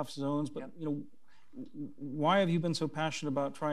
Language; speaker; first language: English; native; English